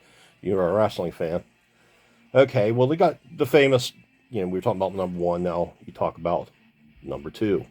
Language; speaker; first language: English; native; English